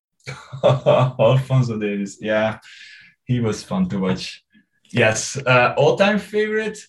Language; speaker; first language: English; non-native, fluent; Hungarian